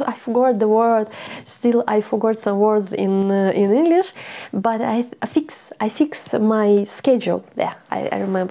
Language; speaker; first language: English; non-native, learner; Russian